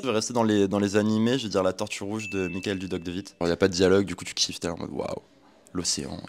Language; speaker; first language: French; native; French